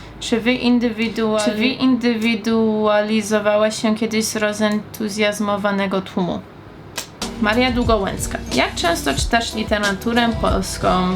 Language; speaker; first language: Polish; early bilingual, heritage; Polish